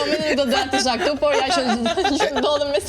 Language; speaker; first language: Albanian; native; Albanian